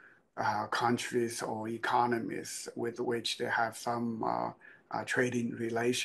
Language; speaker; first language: English; non-native, fluent; Chinese